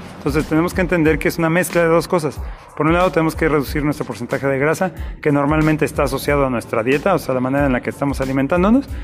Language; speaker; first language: Spanish; native; Spanish